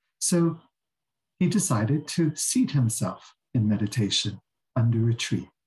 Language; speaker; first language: English; native; English